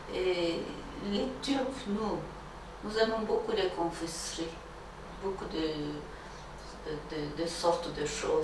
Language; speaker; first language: French; non-native, fluent; Turkish